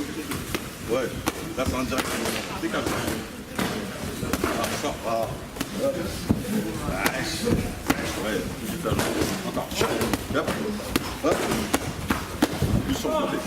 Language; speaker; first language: French; native; French